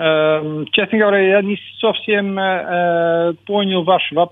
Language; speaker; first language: Ukrainian; non-native, learner; Dutch